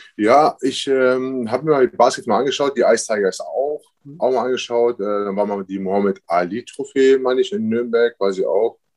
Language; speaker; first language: German; early bilingual, other home language; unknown